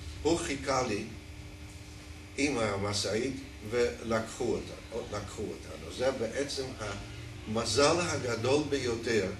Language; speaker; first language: Hebrew; non-native, fluent; Dutch